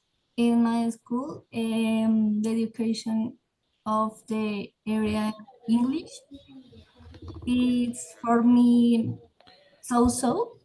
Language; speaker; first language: English; non-native, learner; Spanish